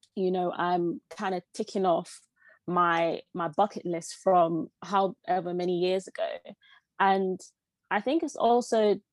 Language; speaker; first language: English; early bilingual, other home language; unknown